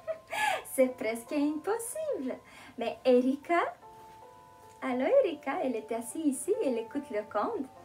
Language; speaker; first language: French; non-native, fluent; Romanian